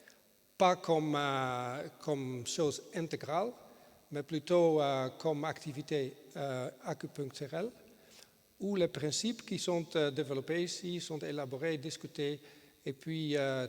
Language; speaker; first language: French; non-native, fluent; Dutch